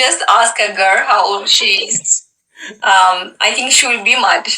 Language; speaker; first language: English; non-native, local second language; Amharic